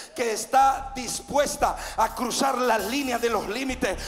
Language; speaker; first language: Spanish; native; Spanish